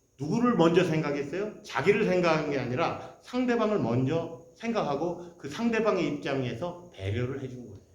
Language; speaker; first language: Korean; native; Korean